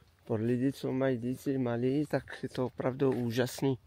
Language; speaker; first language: Czech; non-native, learner; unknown